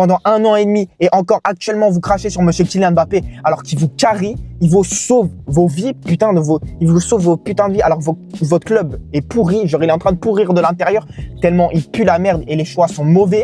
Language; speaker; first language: French; native; French